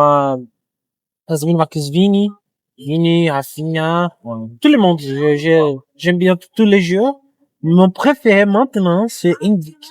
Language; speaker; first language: French; non-native, learner; Portuguese